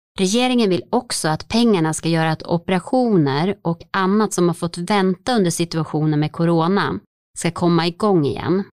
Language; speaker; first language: Swedish; native; Swedish